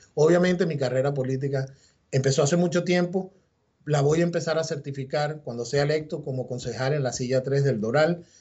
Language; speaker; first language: Spanish; native; Spanish